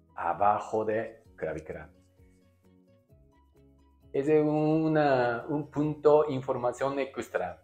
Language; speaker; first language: Spanish; non-native, learner; Japanese